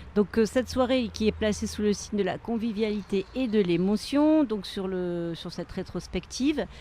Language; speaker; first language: French; native; French